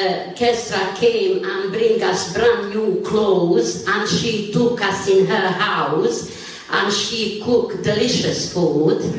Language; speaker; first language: English; non-native, learner; Bosnian